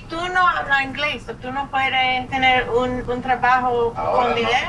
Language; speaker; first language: Spanish; non-native, learner; English